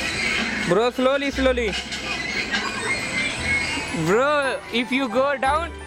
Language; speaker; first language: English; non-native, learner; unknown